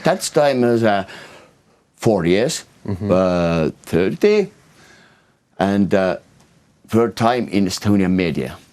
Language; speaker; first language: English; non-native, learner; Estonian